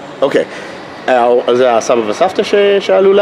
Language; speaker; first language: Hebrew; non-native, fluent; English